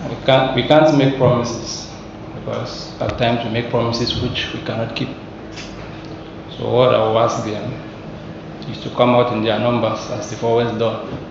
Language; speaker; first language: English; non-native, local second language; Swahili